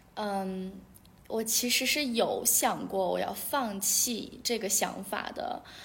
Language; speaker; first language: Chinese; non-native, local second language; Uyghur